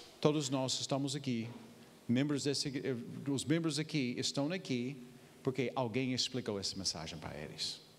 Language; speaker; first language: Portuguese; non-native, fluent; English